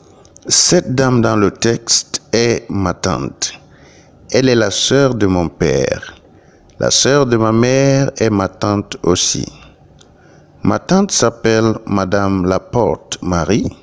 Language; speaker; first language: French; non-native, learner; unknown